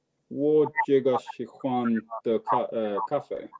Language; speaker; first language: Chinese; non-native, learner; English